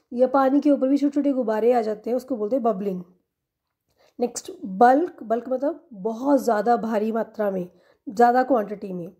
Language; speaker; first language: Hindi; non-native, local second language; Punjabi